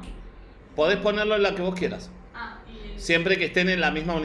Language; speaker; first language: Spanish; native; Spanish